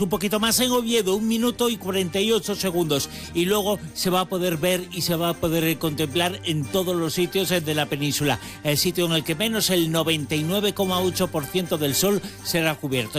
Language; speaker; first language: Spanish; native; Spanish